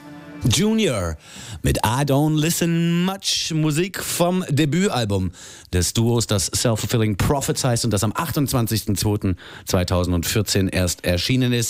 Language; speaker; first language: German; native; German